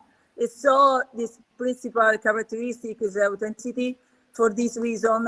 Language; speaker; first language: English; non-native, learner; Italian